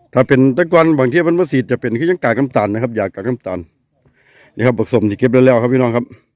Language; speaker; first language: Thai; native; Thai